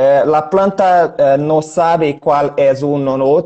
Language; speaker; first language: Spanish; non-native, learner; Portuguese